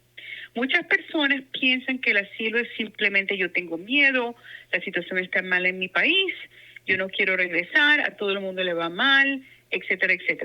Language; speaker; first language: Spanish; non-native, local second language; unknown